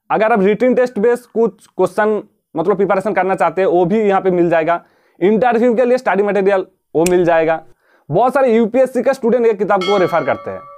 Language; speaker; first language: Hindi; non-native, local second language; Bangla